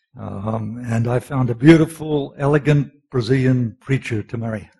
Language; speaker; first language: English; native; English